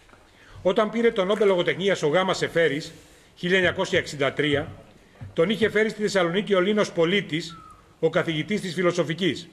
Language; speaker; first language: Greek; native; Greek